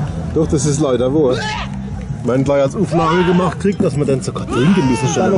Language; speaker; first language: German; native; German